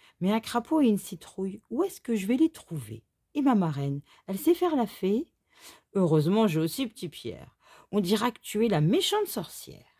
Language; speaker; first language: French; native; French